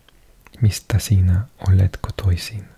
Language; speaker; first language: Finnish; non-native, learner; English